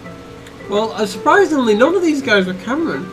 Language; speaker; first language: English; native; English